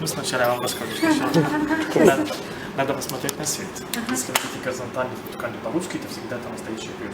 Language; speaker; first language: Russian; non-native, learner; Arabic